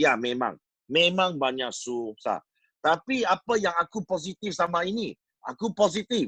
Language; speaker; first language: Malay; non-native, local second language; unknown